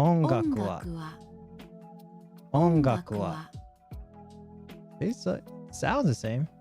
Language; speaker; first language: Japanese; non-native, learner; English